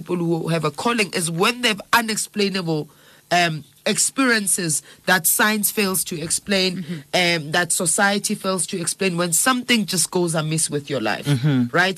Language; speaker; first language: English; non-native, local second language; Zulu